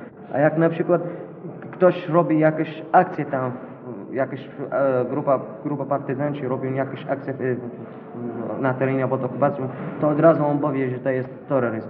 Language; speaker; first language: Polish; non-native, learner; Arabic